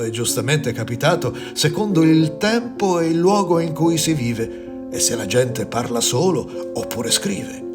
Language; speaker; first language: Italian; native; Italian